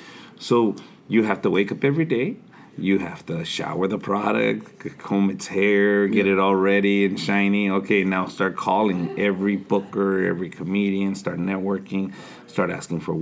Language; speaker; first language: English; early bilingual, other home language; Spanish